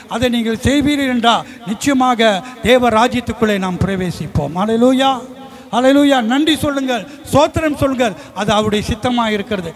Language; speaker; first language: Tamil; early bilingual, heritage; Tamil